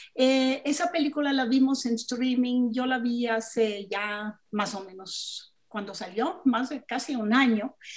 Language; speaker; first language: Spanish; non-native, fluent; German